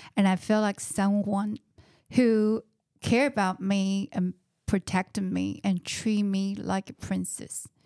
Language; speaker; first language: English; non-native, fluent; Chinese